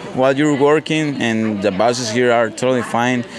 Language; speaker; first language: English; non-native, fluent; Spanish